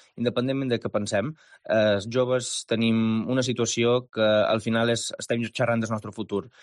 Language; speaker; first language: Catalan; native; Catalan